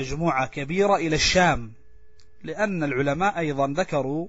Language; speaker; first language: Arabic; native; Arabic